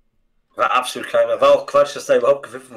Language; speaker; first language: German; native; German